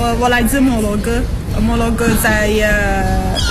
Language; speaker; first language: Chinese; non-native, learner; Arabic